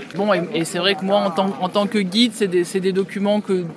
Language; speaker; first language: French; native; French